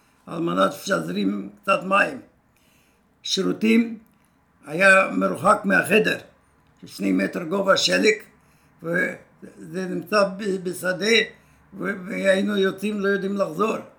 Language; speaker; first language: Hebrew; non-native, fluent; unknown